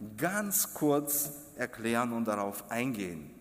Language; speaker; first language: German; non-native, fluent; Russian